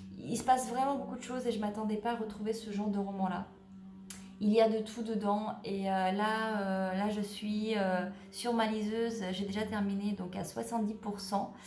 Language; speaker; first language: French; native; French